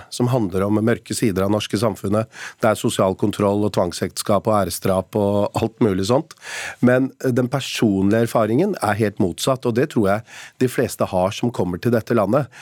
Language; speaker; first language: Norwegian; early bilingual, other home language; Punjabi